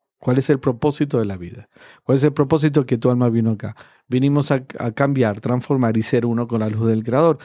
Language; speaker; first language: Spanish; native; Spanish